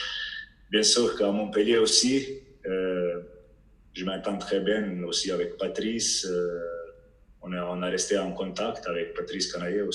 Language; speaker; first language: French; non-native, fluent; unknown